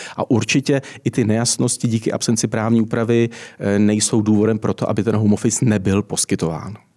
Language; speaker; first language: Czech; native; Czech